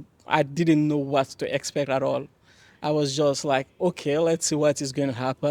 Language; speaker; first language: English; non-native, fluent; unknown